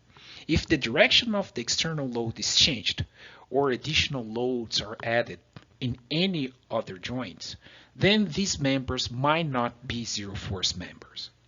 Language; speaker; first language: English; non-native, fluent; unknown